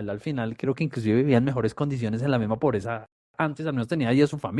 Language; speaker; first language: Spanish; native; Spanish